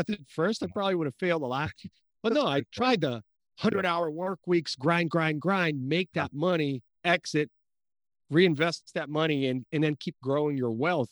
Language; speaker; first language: English; early bilingual, other home language; Portuguese